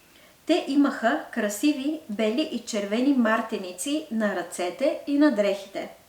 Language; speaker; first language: Bulgarian; non-native, fluent; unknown